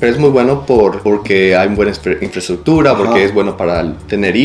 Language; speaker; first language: Spanish; native; Spanish